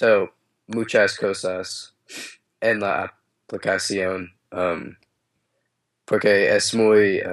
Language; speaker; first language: Spanish; non-native, learner; English